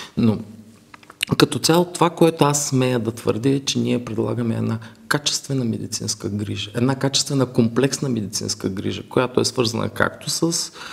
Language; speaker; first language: Bulgarian; native; Bulgarian